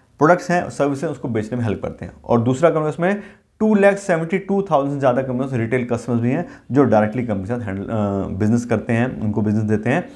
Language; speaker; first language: Hindi; native; Hindi